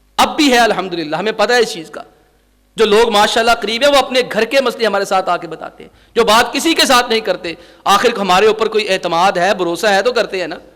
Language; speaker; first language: Urdu; non-native, local second language; Punjabi